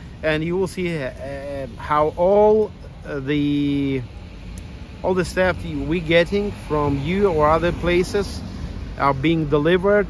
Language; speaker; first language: English; non-native, fluent; Ukrainian